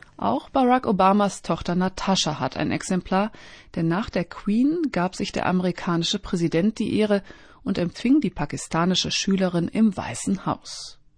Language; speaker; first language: German; native; German